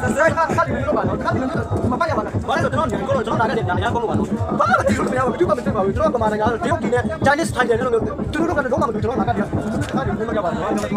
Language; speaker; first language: Burmese; non-native, local second language; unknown